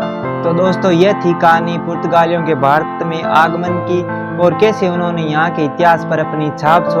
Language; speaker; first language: Hindi; native; Hindi